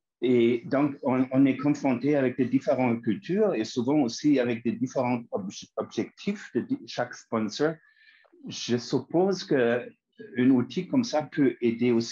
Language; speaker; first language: French; non-native, fluent; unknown